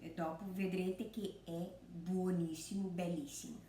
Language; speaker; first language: Italian; non-native, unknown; Portuguese